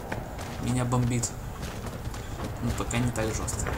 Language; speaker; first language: Russian; native; Russian